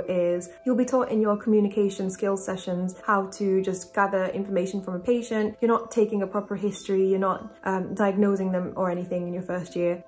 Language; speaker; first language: English; native; English